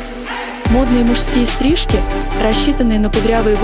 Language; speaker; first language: Russian; native; Russian